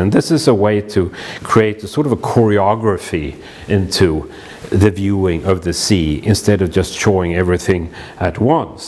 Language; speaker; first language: English; non-native, fluent; Swedish